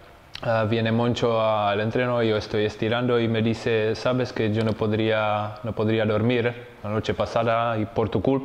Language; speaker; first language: Spanish; non-native, fluent; Czech